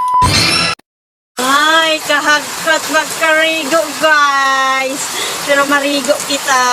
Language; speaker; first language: Filipino; non-native, fluent; Masbatenyo